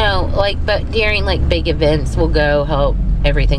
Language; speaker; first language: English; native; English